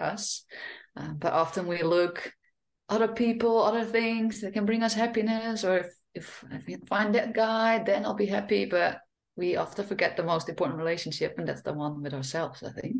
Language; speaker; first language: English; non-native, fluent; Western Frisian